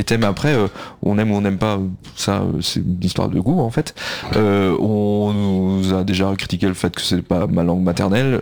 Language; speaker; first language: French; native; French